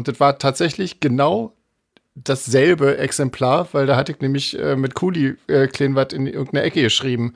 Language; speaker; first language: German; native; German